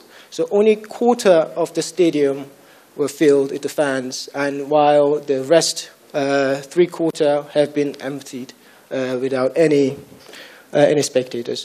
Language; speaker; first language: English; non-native, fluent; Korean